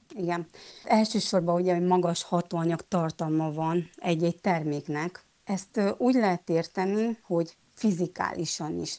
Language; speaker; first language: Hungarian; non-native, local second language; Romanian